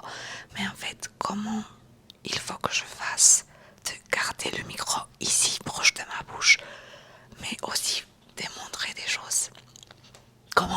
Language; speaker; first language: French; non-native, fluent; Romanian